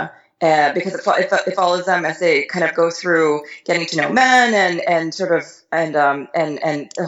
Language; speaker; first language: English; native; English